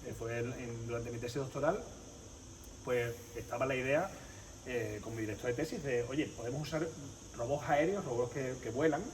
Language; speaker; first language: Spanish; native; Spanish